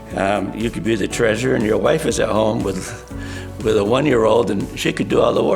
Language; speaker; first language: English; native; English